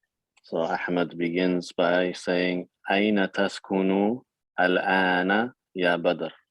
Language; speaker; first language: Arabic; non-native, fluent; English